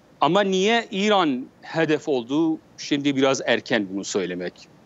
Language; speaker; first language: Turkish; non-native, learner; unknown